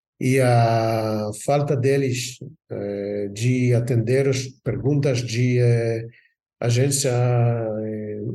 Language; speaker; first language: Portuguese; non-native, fluent; Hebrew